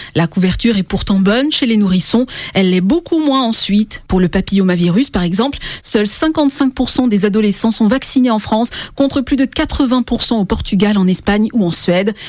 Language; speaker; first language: French; native; French